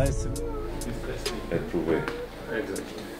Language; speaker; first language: English; non-native, learner; Croatian